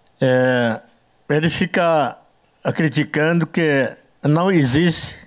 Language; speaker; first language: Portuguese; non-native, learner; Yanomámi